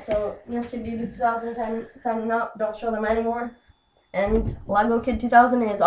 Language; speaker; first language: English; native; English